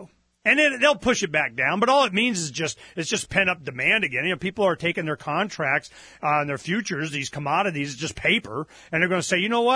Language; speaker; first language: English; native; English